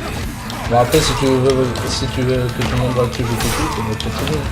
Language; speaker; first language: French; native; French